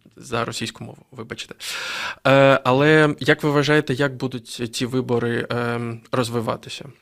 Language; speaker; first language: Ukrainian; native; Ukrainian